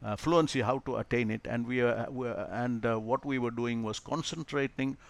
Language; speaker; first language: English; non-native, local second language; Malayalam